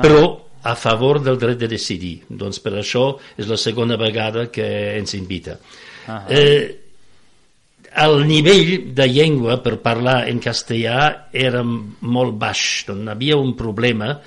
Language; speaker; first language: Catalan; non-native, fluent; French